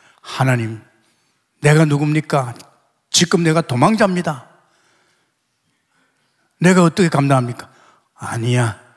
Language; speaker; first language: Korean; native; Korean